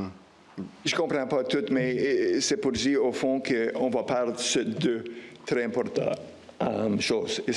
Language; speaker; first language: French; non-native, local second language; English